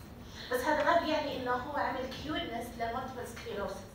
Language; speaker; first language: Arabic; native; Arabic